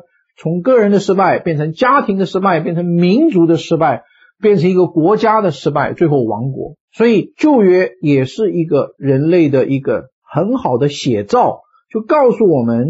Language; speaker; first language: Chinese; native; Chinese